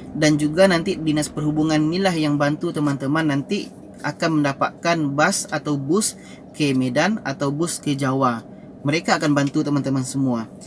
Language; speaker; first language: Malay; native; Malay